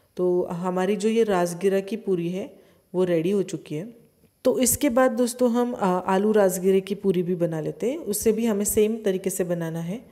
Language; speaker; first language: Hindi; non-native, local second language; Marathi